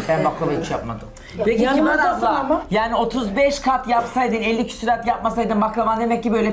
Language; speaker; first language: Turkish; native; Turkish